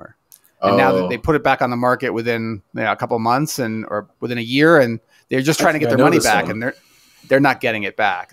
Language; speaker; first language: English; native; English